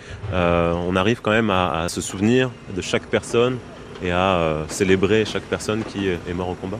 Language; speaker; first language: French; native; French